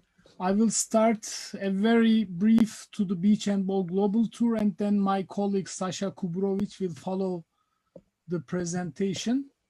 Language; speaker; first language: English; non-native, fluent; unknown